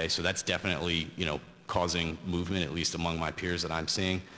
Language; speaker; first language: English; native; English